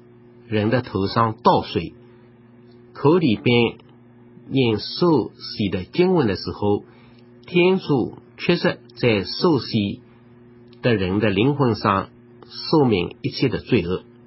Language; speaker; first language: Chinese; native; Chinese